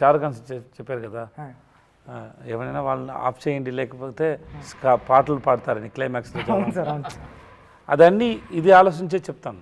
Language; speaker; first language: Telugu; non-native, learner; Tamil